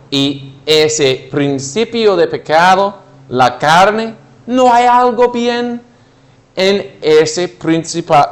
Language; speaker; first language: Spanish; non-native, fluent; English